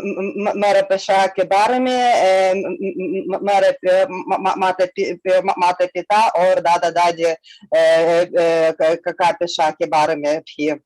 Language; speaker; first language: Hindi; non-native, learner; Russian